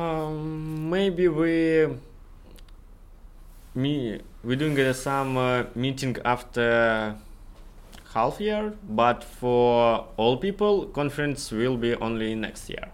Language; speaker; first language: English; non-native, learner; Russian